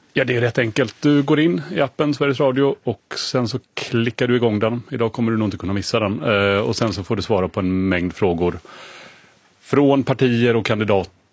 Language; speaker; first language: Swedish; native; Swedish